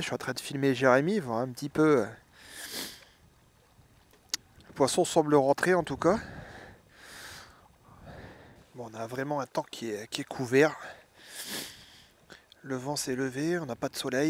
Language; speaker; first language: French; native; French